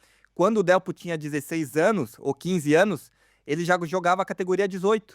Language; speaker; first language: Portuguese; native; Portuguese